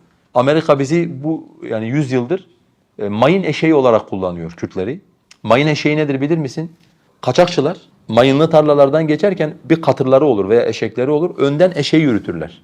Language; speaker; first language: Turkish; non-native, local second language; Kurdish